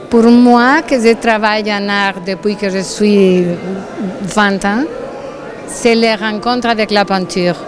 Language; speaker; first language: French; non-native, fluent; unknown